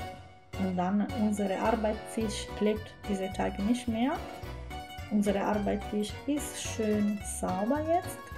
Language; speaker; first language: German; non-native, fluent; Italian